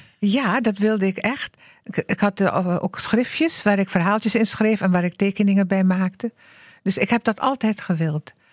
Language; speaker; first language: Dutch; early bilingual, heritage; Dutch